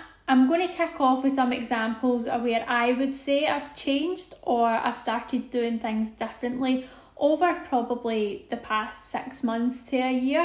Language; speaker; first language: English; native; English